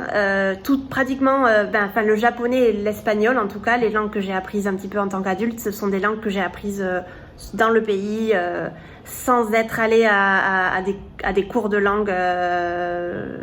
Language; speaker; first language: French; native; French